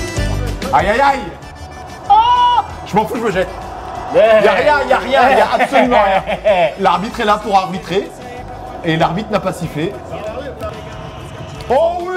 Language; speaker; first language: French; native; French